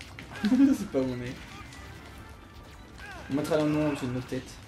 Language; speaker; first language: French; native; French